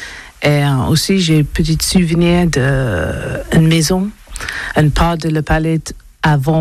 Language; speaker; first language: French; non-native, learner; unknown